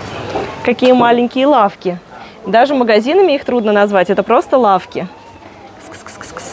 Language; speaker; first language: Russian; native; Russian